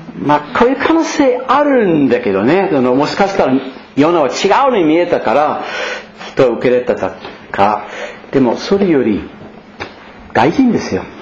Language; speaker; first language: Japanese; non-native, fluent; English